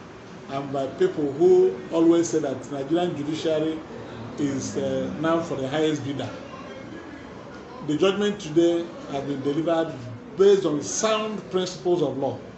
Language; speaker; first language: English; non-native, local second language; Igbo